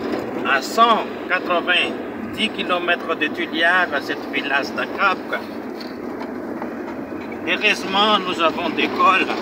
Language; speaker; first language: French; non-native, local second language; Malagasy